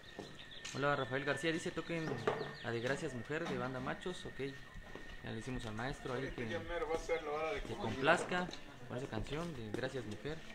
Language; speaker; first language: Spanish; native; Spanish